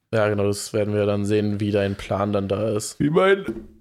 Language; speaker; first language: German; native; German